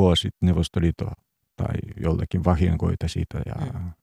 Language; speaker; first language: Finnish; non-native, fluent; Russian